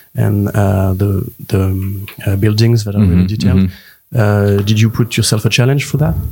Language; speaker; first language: English; non-native, fluent; French